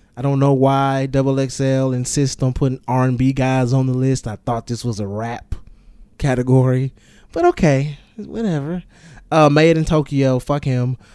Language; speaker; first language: English; native; English